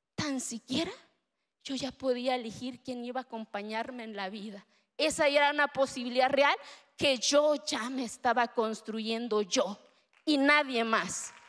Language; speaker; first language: Spanish; early bilingual, other home language; Zapotec